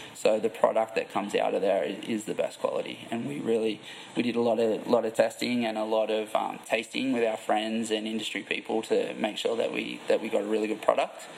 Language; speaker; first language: English; native; English